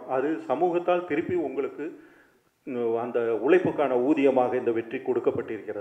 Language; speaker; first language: Tamil; native; Tamil